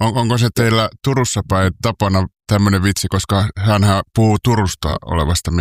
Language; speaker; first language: Finnish; native; Finnish